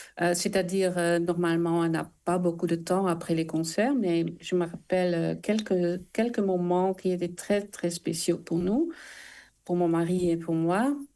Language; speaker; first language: French; non-native, fluent; Dutch